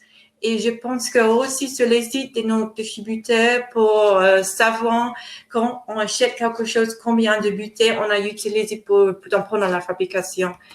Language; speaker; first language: French; non-native, fluent; English